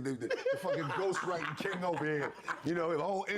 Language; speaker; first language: English; native; English